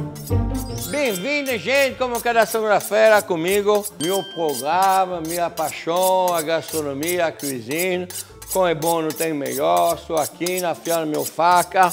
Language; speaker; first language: Portuguese; non-native, fluent; French